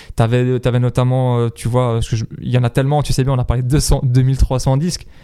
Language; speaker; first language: French; native; French